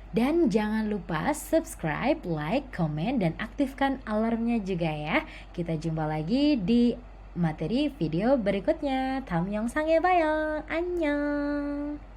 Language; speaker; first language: Indonesian; native; Indonesian